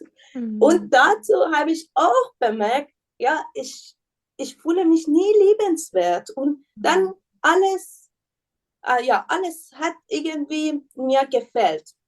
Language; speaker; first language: German; non-native, learner; Persian